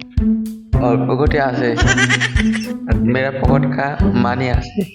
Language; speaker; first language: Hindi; non-native, learner; Bangla